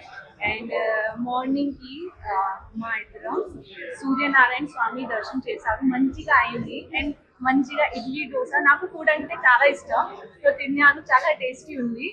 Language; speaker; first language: Telugu; non-native, learner; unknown